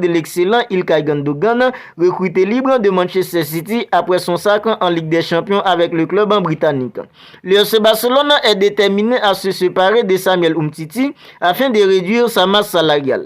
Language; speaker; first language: French; native; French